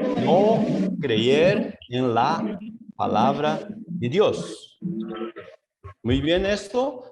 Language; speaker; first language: Spanish; non-native, fluent; Portuguese